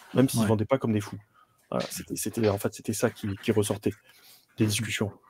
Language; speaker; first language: French; native; French